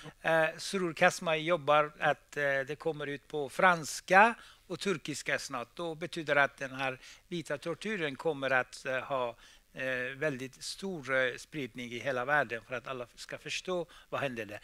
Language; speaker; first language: Swedish; non-native, fluent; Persian